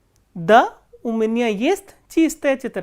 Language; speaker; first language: Russian; non-native, fluent; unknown